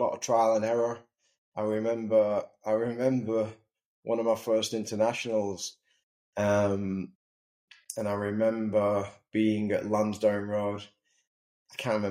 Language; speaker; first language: English; native; English